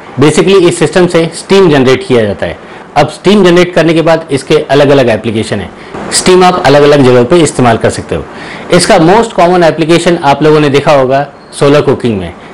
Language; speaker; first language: Hindi; native; Hindi